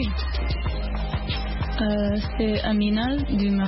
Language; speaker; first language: French; non-native, learner; English